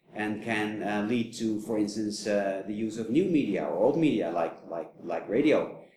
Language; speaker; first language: English; non-native, fluent; Dutch